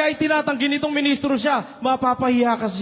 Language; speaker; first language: Filipino; native; Filipino